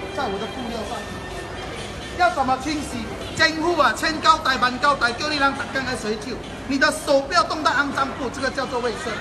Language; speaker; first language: Chinese; non-native, local second language; Tamil